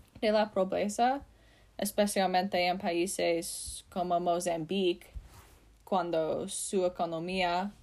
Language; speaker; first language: Spanish; non-native, learner; English